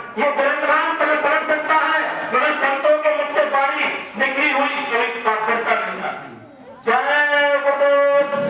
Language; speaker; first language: Hindi; native; Hindi